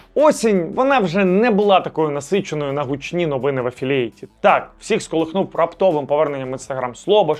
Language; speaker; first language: Ukrainian; native; Ukrainian